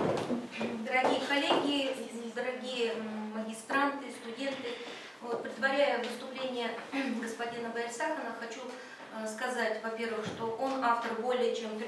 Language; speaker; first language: Russian; native; Russian